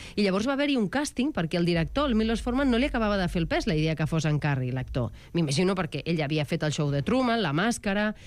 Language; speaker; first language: Catalan; native; Catalan